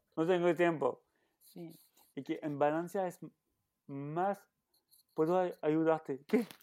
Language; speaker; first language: Spanish; non-native, learner; French